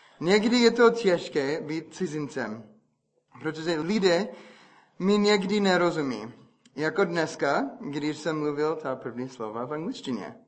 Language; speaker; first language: Czech; non-native, fluent; English